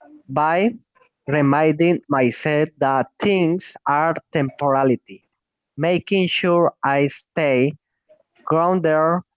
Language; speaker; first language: English; non-native, learner; Spanish